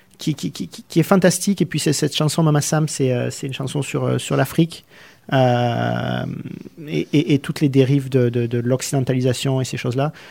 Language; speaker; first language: French; native; French